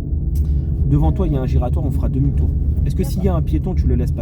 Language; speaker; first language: French; native; French